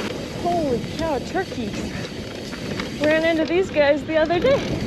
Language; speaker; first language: English; native; English